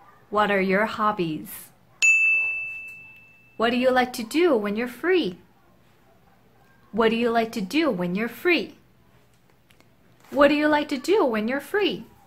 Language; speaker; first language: English; non-native, fluent; Korean